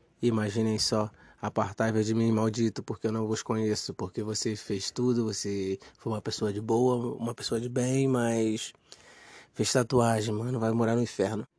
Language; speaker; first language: Portuguese; native; Portuguese